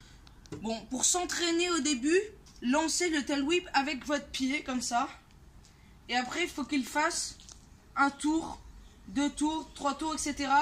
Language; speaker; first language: French; native; French